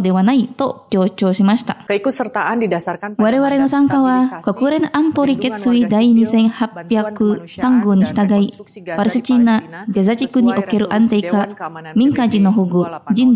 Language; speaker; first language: Japanese; non-native, fluent; Indonesian